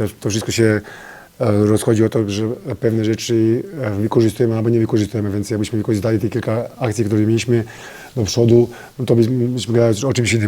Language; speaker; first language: Polish; non-native, fluent; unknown